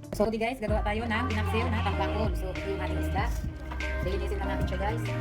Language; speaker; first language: Filipino; non-native, local second language; Cebuano